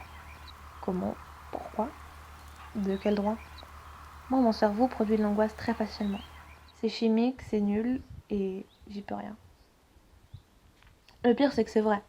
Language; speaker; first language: French; native; French